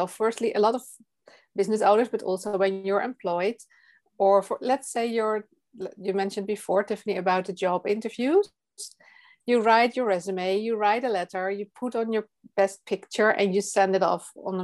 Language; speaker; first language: English; non-native, fluent; Dutch